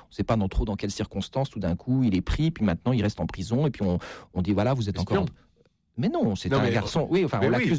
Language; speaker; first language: French; native; French